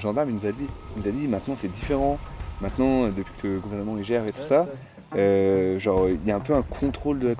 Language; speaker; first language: French; native; French